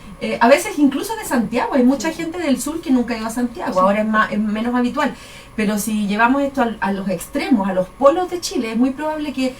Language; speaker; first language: Spanish; native; Spanish